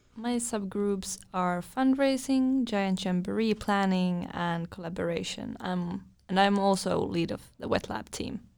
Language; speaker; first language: English; non-native, fluent; Finnish